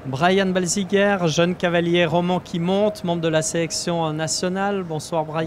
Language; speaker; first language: French; native; French